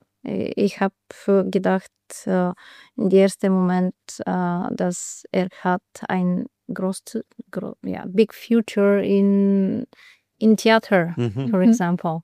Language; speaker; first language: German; non-native, learner; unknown